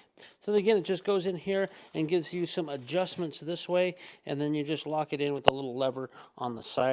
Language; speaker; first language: English; native; English